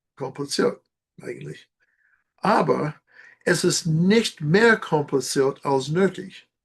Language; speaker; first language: German; non-native, learner; English